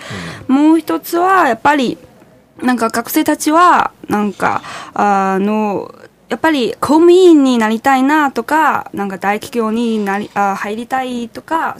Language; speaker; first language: Japanese; non-native, fluent; Chinese